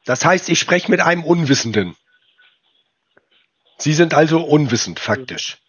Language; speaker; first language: German; native; German